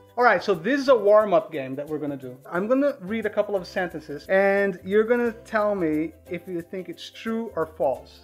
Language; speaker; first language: English; non-native, fluent; Portuguese